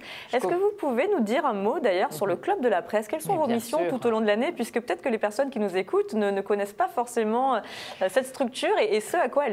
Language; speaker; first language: French; native; French